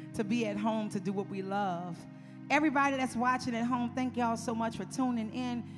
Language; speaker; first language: English; native; English